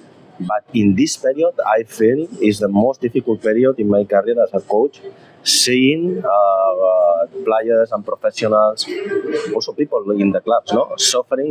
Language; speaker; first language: English; non-native, fluent; Spanish